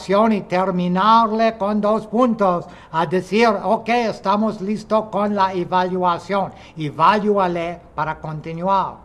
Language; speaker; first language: Spanish; non-native, fluent; English